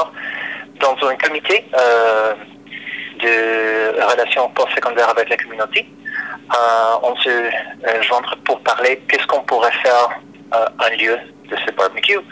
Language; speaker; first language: French; non-native, fluent; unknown